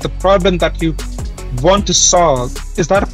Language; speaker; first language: English; non-native, local second language; Hindi